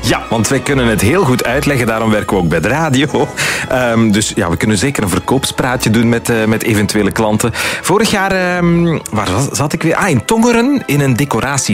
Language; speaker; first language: Dutch; native; Dutch